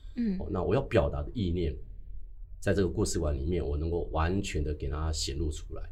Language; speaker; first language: Chinese; native; Chinese